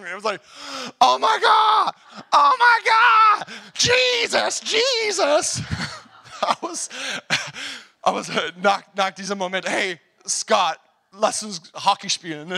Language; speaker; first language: German; non-native, learner; English